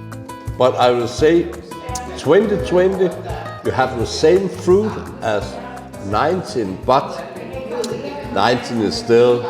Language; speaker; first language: English; non-native, fluent; Danish